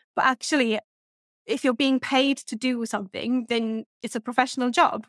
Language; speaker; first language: English; native; English